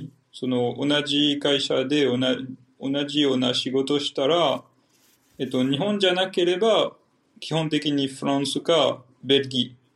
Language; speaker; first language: Japanese; non-native, fluent; French